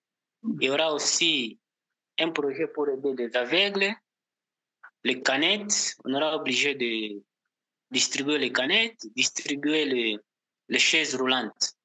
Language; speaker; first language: French; non-native, local second language; Portuguese